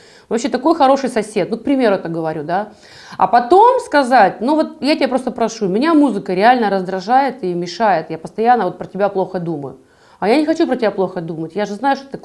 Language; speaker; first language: Russian; native; Russian